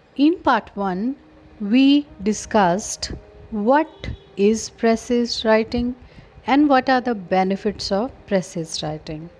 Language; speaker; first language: English; non-native, local second language; Punjabi